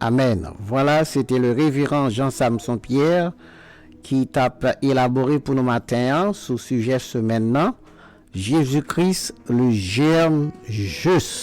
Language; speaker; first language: French; non-native, local second language; Haitian Creole